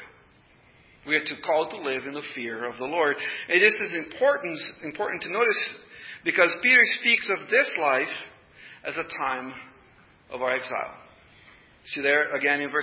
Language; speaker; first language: English; non-native, fluent; Portuguese